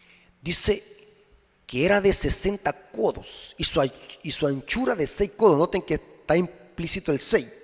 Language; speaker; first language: Spanish; native; Spanish